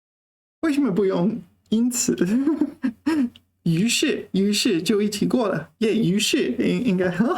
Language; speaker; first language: Chinese; non-native, learner; English